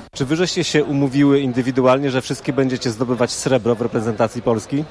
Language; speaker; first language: Polish; native; Polish